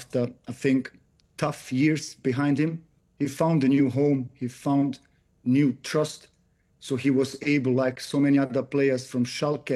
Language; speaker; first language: English; non-native, fluent; German